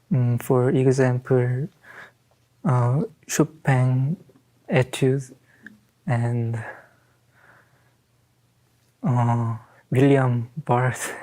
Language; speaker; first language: English; non-native, learner; Korean